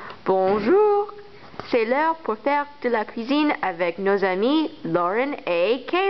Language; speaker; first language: French; non-native, learner; English